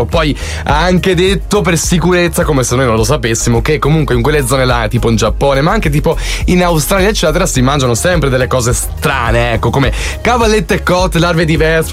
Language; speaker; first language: Italian; native; Italian